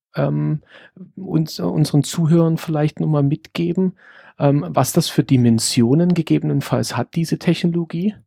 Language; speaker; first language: German; native; German